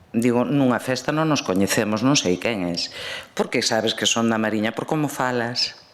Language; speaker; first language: Galician; native; Galician